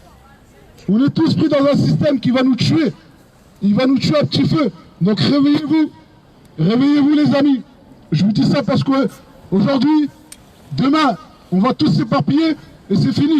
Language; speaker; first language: French; native; French